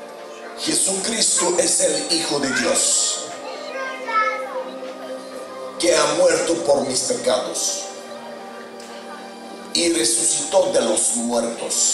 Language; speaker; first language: Spanish; non-native, fluent; Bulgarian